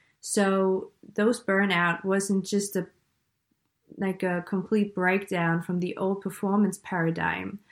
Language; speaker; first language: English; non-native, fluent; German